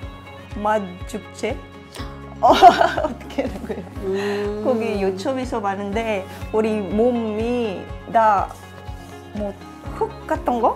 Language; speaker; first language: Korean; non-native, learner; Bangla